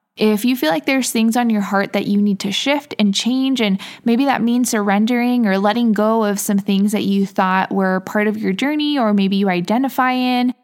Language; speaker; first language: English; native; English